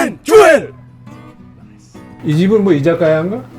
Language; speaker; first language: Korean; native; Korean